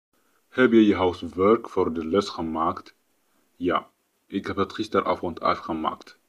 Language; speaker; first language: Dutch; non-native, fluent; Tigrinya